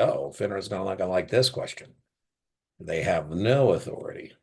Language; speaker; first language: English; native; English